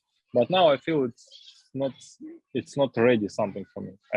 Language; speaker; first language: English; non-native, learner; Russian